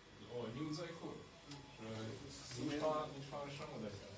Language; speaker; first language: Chinese; non-native, learner; Somali